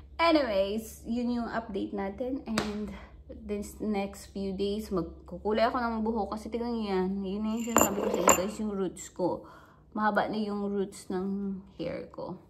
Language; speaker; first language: Filipino; non-native, local second language; Hiligaynon